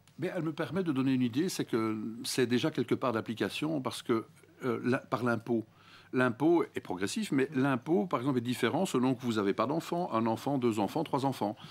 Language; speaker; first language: French; native; French